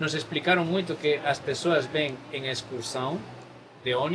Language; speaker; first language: Portuguese; non-native, learner; Spanish